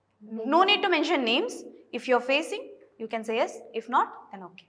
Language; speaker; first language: Telugu; native; Telugu